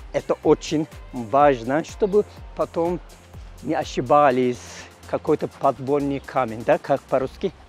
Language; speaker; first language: Russian; non-native, learner; Turkish